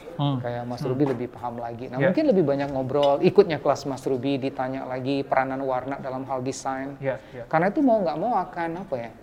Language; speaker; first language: Indonesian; native; Indonesian